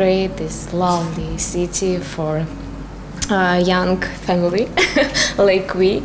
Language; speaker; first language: English; non-native, learner; Russian